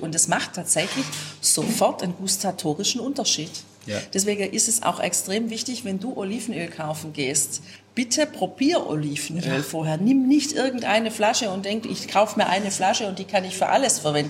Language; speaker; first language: German; native; German